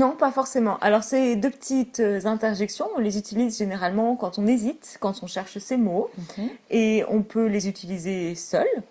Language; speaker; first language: French; native; French